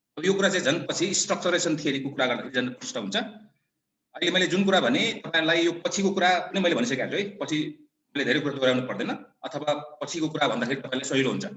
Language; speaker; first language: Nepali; non-native, local second language; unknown